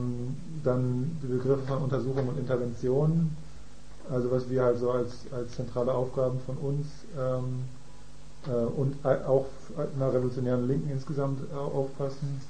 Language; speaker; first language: German; native; German